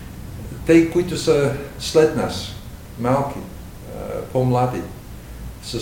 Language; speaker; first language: Bulgarian; non-native, learner; English